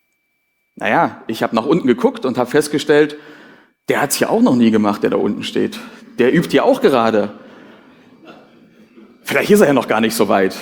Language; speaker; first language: German; native; German